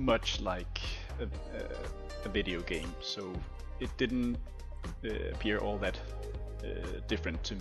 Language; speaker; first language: English; non-native, fluent; Danish